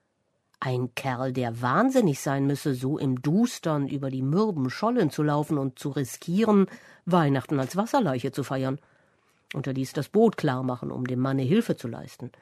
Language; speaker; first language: German; native; German